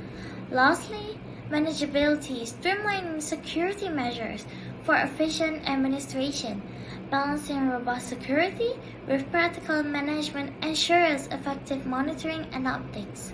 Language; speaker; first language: English; non-native, local second language; Malay